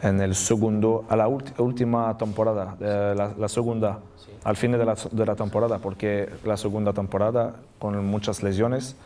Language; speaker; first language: Spanish; non-native, learner; French